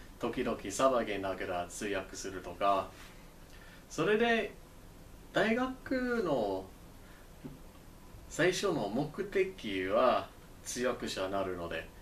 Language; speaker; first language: Japanese; non-native, learner; English